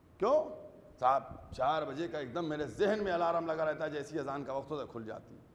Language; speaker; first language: Urdu; native; Urdu